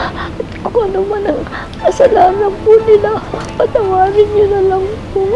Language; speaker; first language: Filipino; native; Filipino